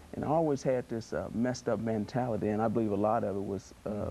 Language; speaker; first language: English; native; English